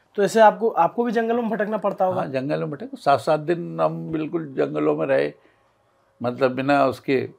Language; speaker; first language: Hindi; native; Hindi